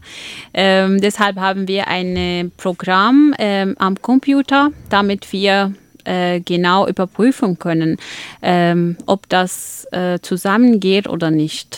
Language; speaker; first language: German; non-native, fluent; Arabic